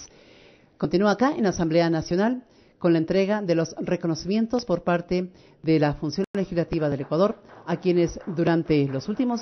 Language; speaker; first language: Spanish; native; Spanish